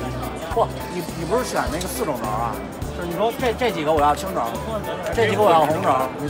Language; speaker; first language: Chinese; native; Chinese